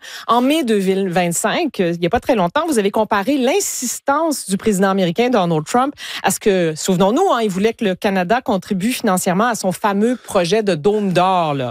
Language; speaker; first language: French; native; French